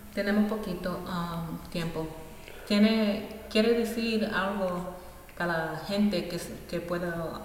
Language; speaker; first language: Spanish; non-native, learner; English